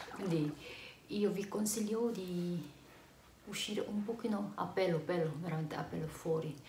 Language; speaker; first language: Italian; non-native, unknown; Korean